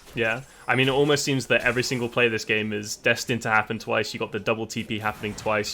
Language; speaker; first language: English; native; English